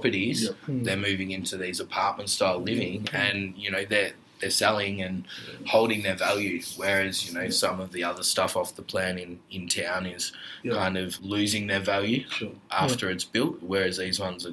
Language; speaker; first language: English; native; English